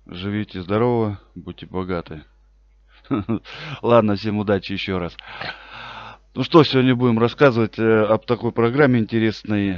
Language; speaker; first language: Russian; native; Russian